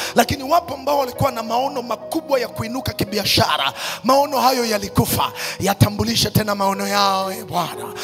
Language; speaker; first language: Swahili; native; Swahili